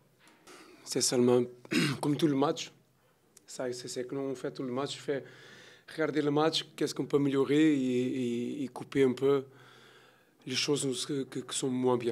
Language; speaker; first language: French; non-native, learner; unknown